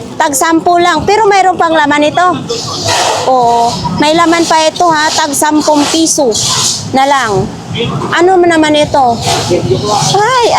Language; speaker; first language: Filipino; non-native, local second language; Masbatenyo